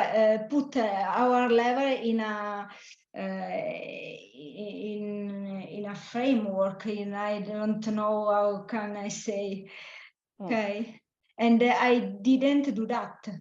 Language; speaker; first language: English; non-native, learner; Italian